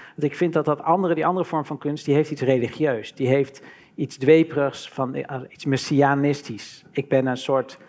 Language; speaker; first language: Dutch; native; Dutch